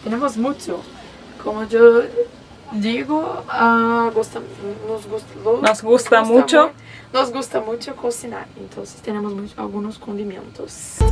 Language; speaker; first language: Spanish; non-native, learner; Portuguese